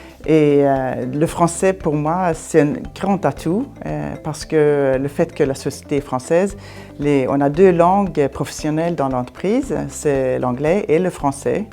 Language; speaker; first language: French; non-native, fluent; Swedish